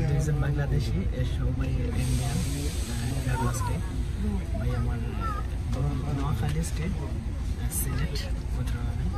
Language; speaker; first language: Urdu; non-native, learner; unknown